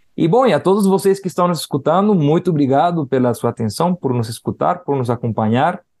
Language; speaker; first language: Portuguese; non-native, fluent; Spanish